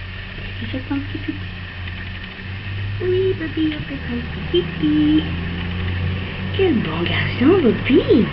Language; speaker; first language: French; native; French